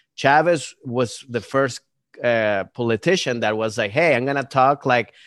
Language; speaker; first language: English; early bilingual, other home language; Spanish